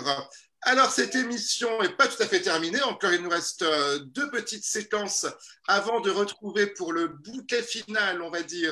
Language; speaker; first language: French; native; French